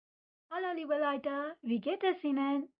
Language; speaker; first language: German; non-native, fluent; Hindi